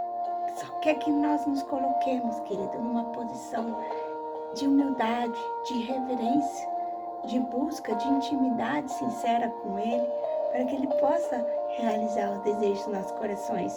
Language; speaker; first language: Portuguese; native; Portuguese